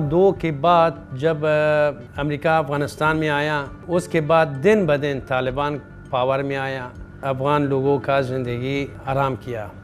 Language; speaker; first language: Hindi; non-native, fluent; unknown